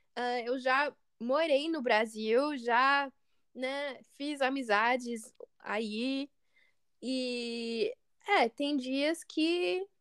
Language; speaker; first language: Portuguese; non-native, fluent; English